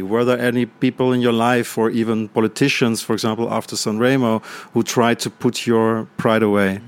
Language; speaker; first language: English; non-native, fluent; German